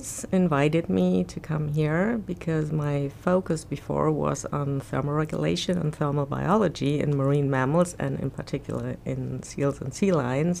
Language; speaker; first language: English; non-native, fluent; German